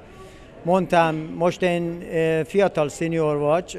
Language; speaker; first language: Hungarian; non-native, learner; Persian